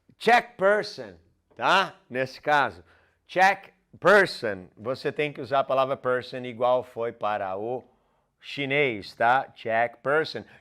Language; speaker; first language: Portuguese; non-native, fluent; English